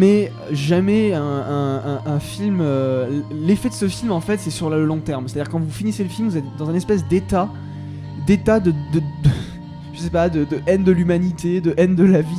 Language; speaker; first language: French; native; French